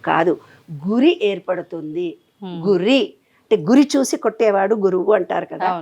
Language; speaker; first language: Telugu; native; Telugu